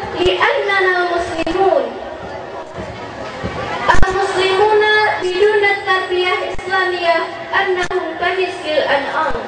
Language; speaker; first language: Arabic; non-native, learner; Indonesian